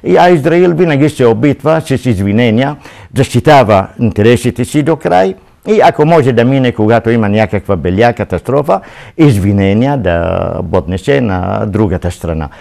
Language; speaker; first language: Bulgarian; non-native, fluent; Arabic